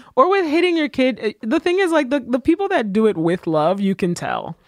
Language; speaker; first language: English; early bilingual, other home language; Haitian Creole